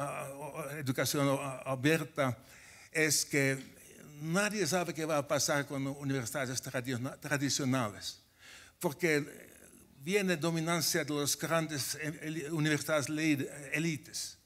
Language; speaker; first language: Spanish; non-native, fluent; Finnish